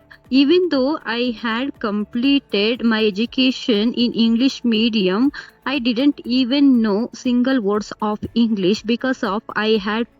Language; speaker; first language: English; non-native, learner; Kannada